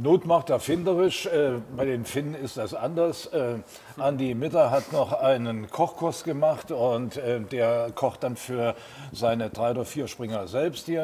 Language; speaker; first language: German; native; German